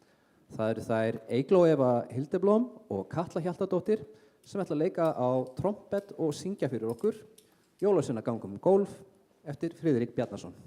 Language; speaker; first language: Icelandic; native; Icelandic